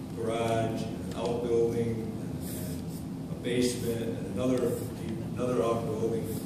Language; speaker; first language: English; native; English